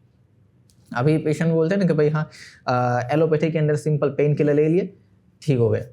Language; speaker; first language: Hindi; non-native, local second language; Gujarati